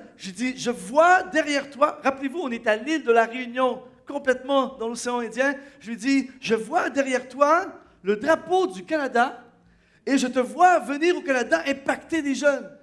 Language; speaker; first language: French; native; French